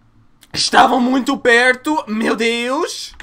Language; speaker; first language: Portuguese; early bilingual, heritage; Portuguese